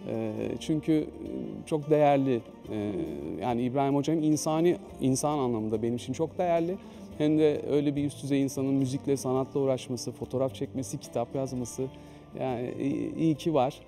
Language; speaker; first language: Turkish; native; Turkish